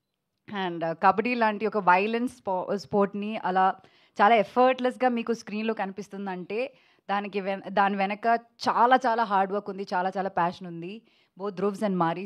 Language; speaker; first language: Telugu; non-native, fluent; Malayalam